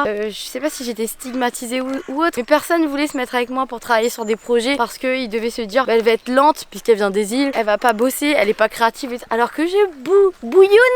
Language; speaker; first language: French; non-native, local second language; Morisyen